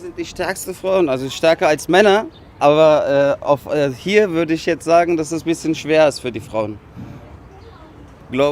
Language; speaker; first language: German; non-native, fluent; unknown